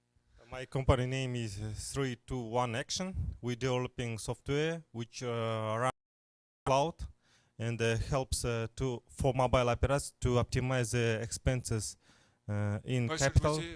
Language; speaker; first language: English; non-native, learner; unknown